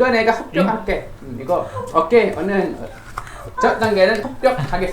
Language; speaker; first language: Korean; non-native, fluent; Malay